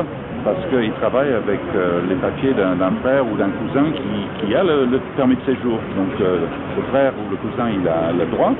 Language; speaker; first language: French; non-native, fluent; English